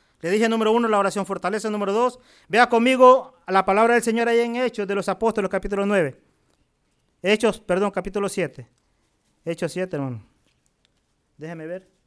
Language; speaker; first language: Spanish; native; Spanish